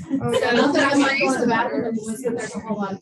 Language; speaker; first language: English; native; English